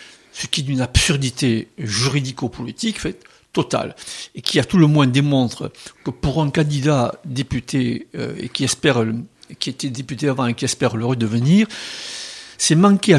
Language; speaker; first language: French; native; French